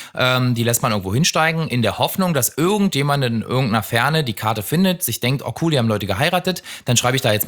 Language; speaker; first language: German; native; German